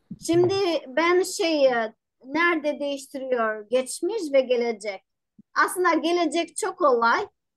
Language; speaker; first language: Turkish; non-native, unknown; Albanian